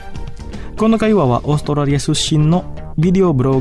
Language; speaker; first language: Japanese; non-native, fluent; Indonesian